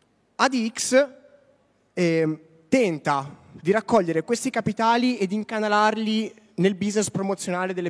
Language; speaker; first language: Italian; native; Italian